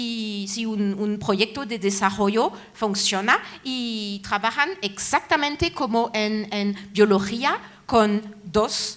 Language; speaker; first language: Spanish; non-native, fluent; French